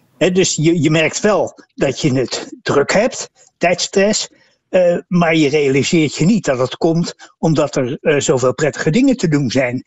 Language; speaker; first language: Dutch; native; Dutch